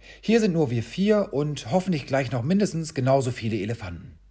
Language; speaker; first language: German; native; German